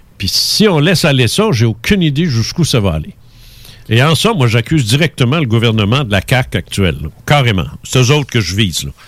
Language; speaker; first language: French; early bilingual, other home language; Spanish